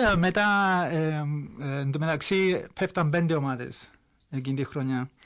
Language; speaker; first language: Greek; early bilingual, heritage; Greek